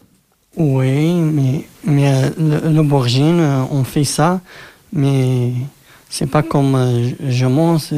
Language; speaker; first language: French; non-native, learner; Arabic